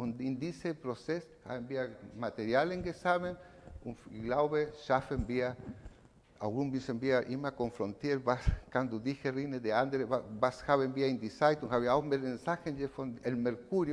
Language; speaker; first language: German; non-native, learner; Spanish